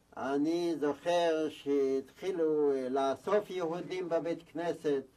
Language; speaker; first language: Hebrew; non-native, fluent; Yiddish